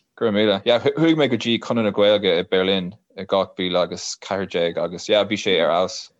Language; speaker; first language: Irish; native; Irish